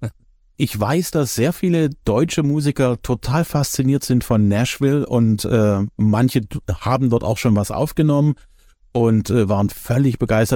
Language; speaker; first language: German; native; German